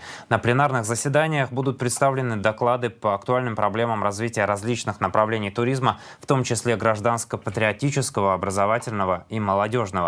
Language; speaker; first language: Russian; native; Russian